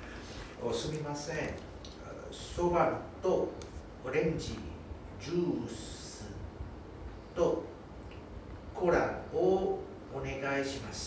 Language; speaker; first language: Japanese; non-native, learner; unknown